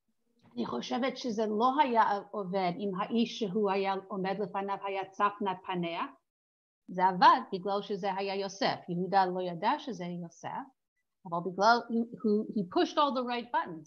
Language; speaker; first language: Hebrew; non-native, fluent; English